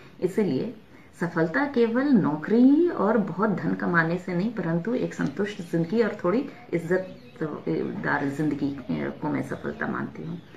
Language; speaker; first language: Hindi; native; Hindi